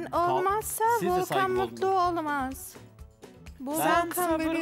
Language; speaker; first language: Turkish; non-native, learner; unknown